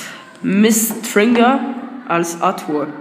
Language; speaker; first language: German; non-native, learner; French